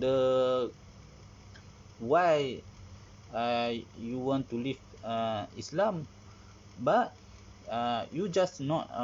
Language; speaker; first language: English; non-native, learner; Malay